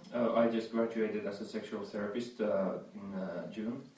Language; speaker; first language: English; non-native, fluent; Finnish